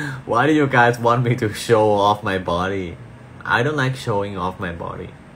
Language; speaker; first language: English; non-native, fluent; Thai